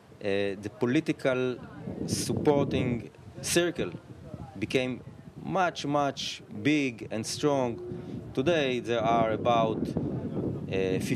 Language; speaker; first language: English; non-native, learner; Hebrew